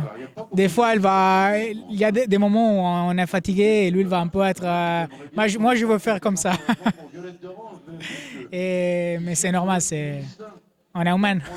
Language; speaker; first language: French; non-native, fluent; Italian